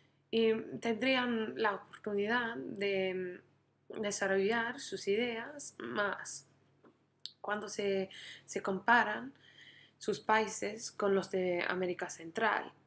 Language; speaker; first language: Spanish; non-native, fluent; English